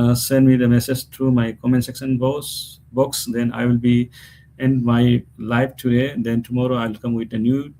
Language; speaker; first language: English; non-native, local second language; Nepali